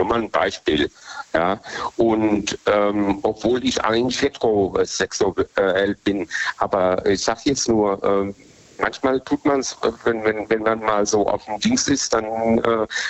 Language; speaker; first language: German; native; German